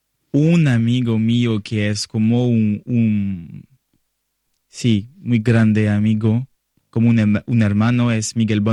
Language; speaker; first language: Spanish; non-native, learner; French